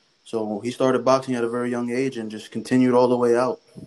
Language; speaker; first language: English; early bilingual, other home language; Spanish